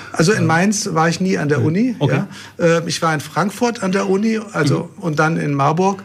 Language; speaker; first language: German; native; German